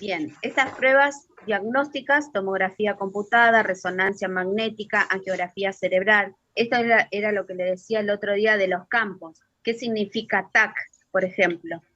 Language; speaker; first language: Spanish; native; Spanish